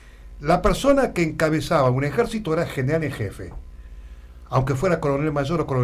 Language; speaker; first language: Spanish; native; Spanish